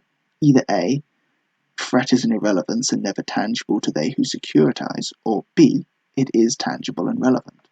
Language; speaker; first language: English; native; English